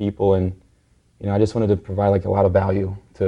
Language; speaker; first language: English; native; English